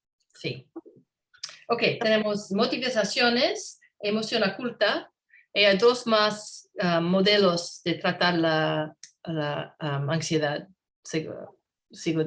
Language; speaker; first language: Spanish; non-native, learner; English